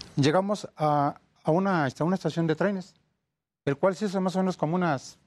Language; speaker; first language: Spanish; native; Spanish